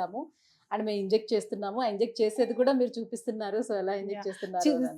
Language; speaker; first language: Telugu; native; Telugu